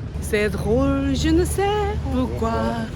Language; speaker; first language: French; non-native, learner; Korean